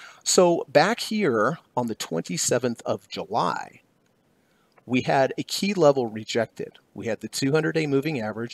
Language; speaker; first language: English; native; English